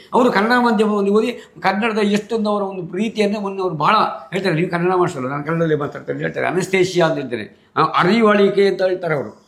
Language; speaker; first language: Kannada; non-native, local second language; Marathi